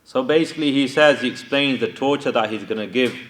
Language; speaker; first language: English; early bilingual, other home language; Punjabi